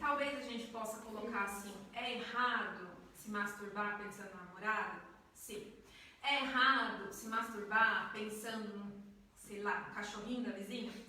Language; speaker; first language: Portuguese; native; Portuguese